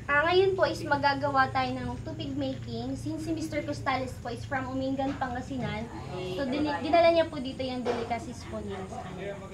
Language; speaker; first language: Filipino; non-native, local second language; Cebuano